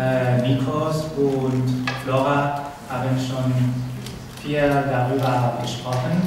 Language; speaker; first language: German; non-native, learner; Spanish